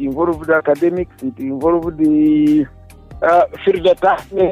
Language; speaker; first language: English; non-native, local second language; Nyankole